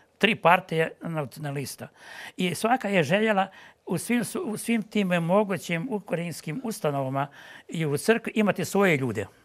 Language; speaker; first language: Bosnian; non-native, local second language; Ukrainian